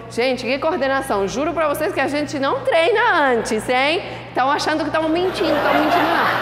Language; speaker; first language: Portuguese; non-native, fluent; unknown